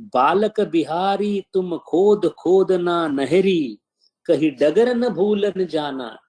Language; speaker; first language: Hindi; non-native, local second language; Marathi